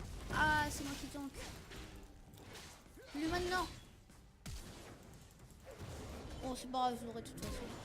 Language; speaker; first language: French; native; French